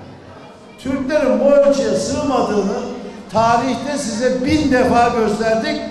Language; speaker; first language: Turkish; native; Turkish